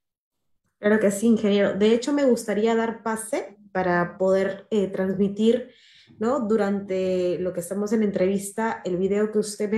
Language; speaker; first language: Spanish; native; Spanish